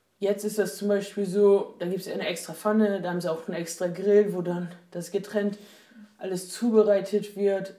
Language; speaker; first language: German; native; German